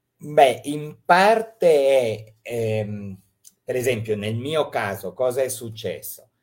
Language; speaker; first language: Italian; early bilingual, heritage; Italian